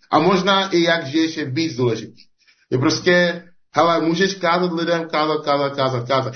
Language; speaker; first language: Czech; early bilingual, heritage; Czech